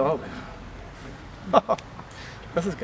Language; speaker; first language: German; non-native, learner; Spanish